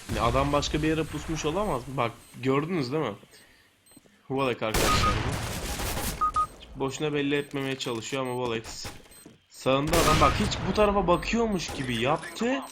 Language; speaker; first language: Turkish; native; Turkish